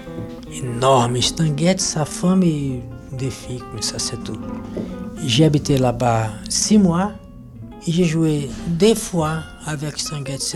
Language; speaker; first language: French; non-native, learner; Portuguese